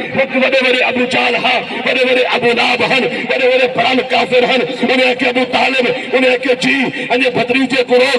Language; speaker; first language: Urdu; non-native, local second language; Saraiki